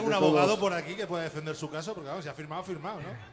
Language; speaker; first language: Spanish; native; Spanish